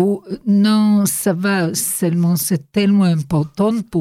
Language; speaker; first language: French; non-native, learner; Hebrew